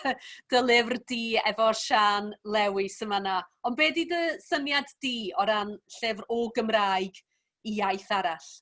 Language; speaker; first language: Welsh; native; Welsh